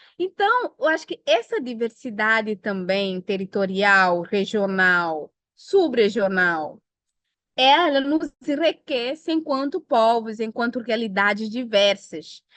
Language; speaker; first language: Portuguese; non-native, local second language; Upper Guinea Crioulo